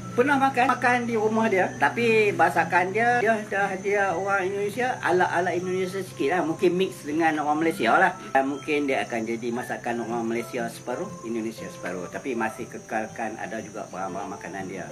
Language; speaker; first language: Malay; native; Malay